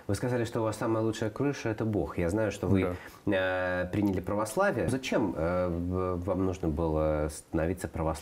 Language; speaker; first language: Russian; native; Russian